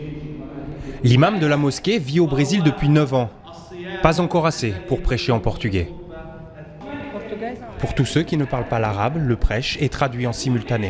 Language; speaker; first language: French; native; French